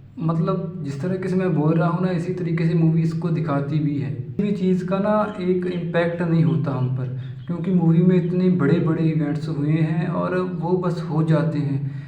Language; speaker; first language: Hindi; native; Hindi